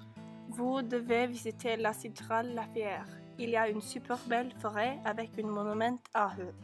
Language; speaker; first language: French; non-native, learner; Norwegian